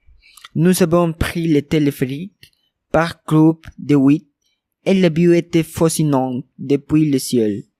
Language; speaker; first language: French; non-native, learner; Spanish